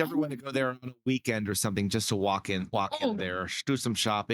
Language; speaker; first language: English; native; English